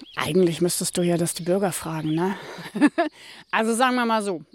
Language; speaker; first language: German; native; German